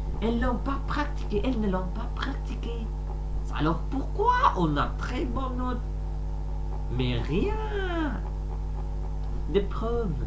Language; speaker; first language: French; non-native, learner; Sasak